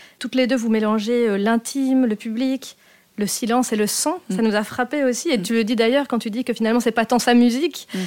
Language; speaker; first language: French; native; French